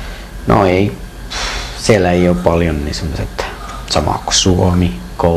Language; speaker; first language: Finnish; non-native, learner; Persian